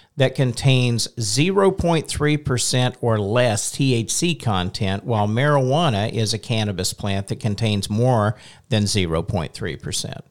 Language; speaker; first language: English; native; English